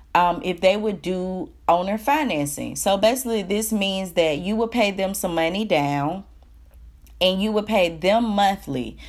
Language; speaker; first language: English; native; English